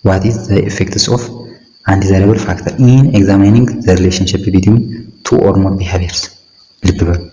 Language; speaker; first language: English; non-native, local second language; Amharic